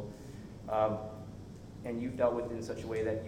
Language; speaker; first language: English; native; English